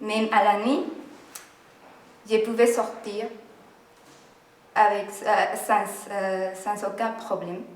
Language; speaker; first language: French; non-native, learner; Spanish